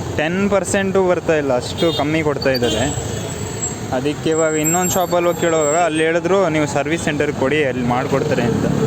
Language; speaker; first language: Kannada; native; Kannada